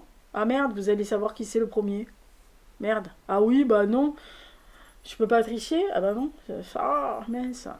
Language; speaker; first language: French; native; French